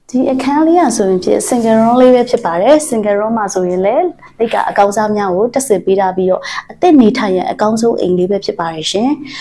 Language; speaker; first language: Burmese; native; Burmese